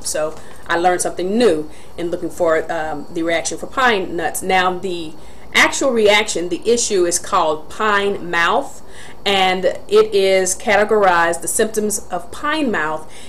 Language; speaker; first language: English; native; English